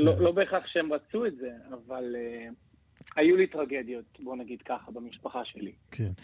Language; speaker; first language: Hebrew; native; Hebrew